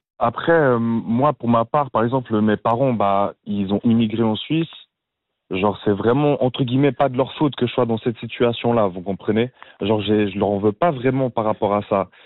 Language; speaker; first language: French; early bilingual, other home language; Albanian